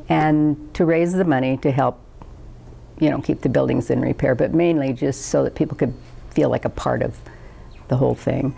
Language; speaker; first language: English; native; English